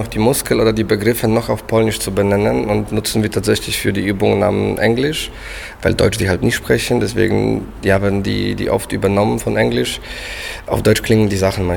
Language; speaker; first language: German; non-native, fluent; Polish